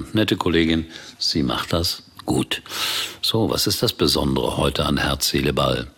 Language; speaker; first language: German; native; German